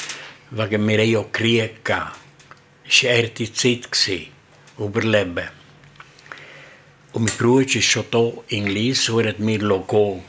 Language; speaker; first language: German; non-native, learner; Italian